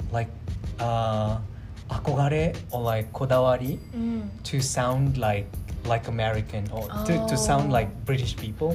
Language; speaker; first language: English; non-native, local second language; Malay